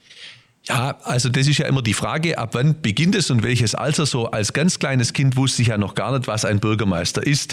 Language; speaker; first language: German; native; German